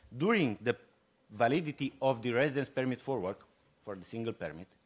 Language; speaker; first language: English; non-native, fluent; Romanian